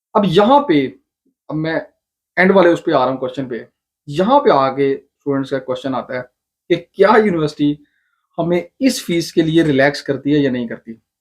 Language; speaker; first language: Urdu; non-native, local second language; Punjabi